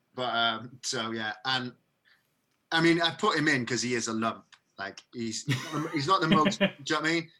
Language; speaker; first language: English; native; English